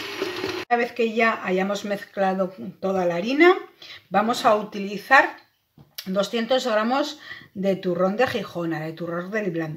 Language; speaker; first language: Spanish; native; Spanish